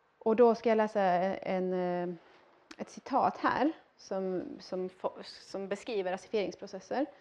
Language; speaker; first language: Swedish; early bilingual, other home language; Persian